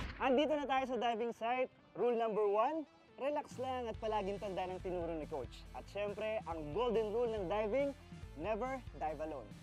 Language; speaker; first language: Filipino; native; Filipino